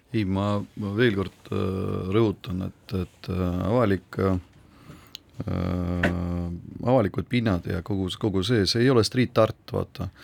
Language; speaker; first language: Estonian; non-native, local second language; Russian